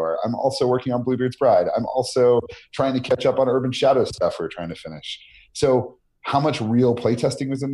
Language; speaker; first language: English; native; English